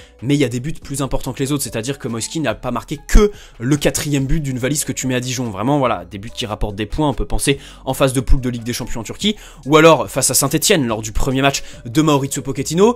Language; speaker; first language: French; native; French